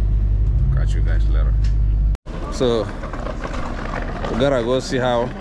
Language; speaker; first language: English; non-native, learner; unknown